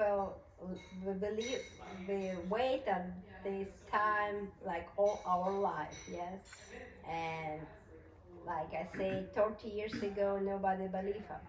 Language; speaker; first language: English; non-native, learner; Russian